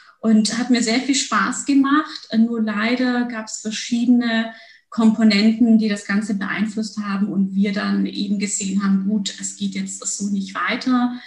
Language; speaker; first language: German; early bilingual, other home language; Turkish